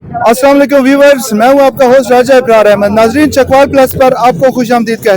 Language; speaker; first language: Hindi; non-native, local second language; Punjabi